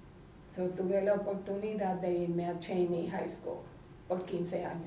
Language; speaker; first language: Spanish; early bilingual, heritage; Spanish